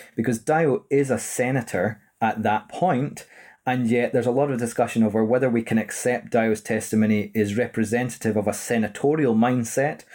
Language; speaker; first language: English; native; English